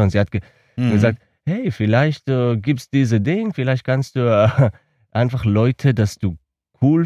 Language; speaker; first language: German; non-native, learner; Hebrew